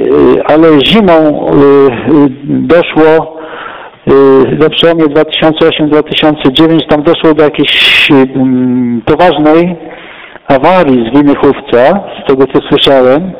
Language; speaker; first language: Polish; native; Polish